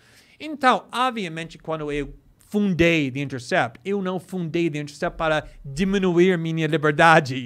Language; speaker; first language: Portuguese; non-native, fluent; English